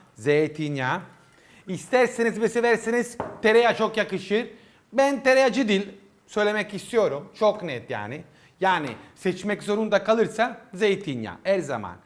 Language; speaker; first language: Turkish; non-native, learner; Italian